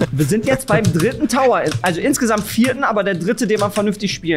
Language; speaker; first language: German; native; German